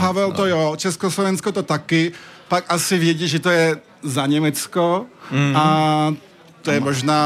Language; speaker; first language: Czech; early bilingual, heritage; French